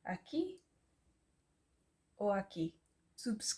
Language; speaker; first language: Spanish; non-native, learner; English